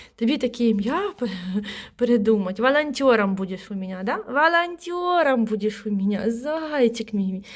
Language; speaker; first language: Ukrainian; native; Ukrainian